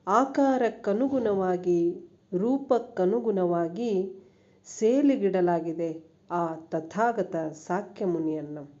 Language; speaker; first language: Kannada; native; Kannada